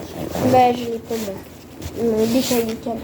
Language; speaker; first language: French; native; French